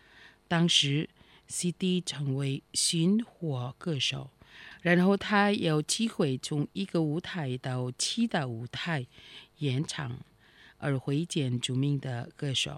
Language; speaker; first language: Chinese; non-native, fluent; Indonesian